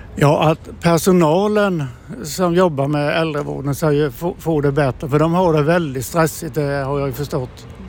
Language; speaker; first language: Swedish; native; Swedish